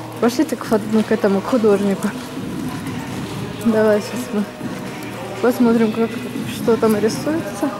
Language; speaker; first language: Russian; native; Russian